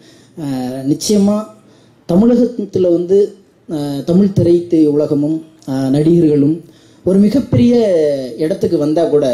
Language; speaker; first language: Tamil; native; Tamil